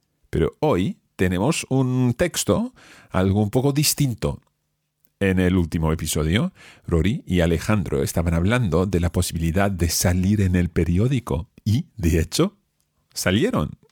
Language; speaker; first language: Spanish; non-native, fluent; English